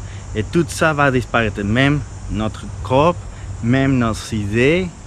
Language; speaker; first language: French; non-native, fluent; Spanish